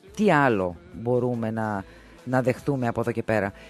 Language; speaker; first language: Greek; native; Greek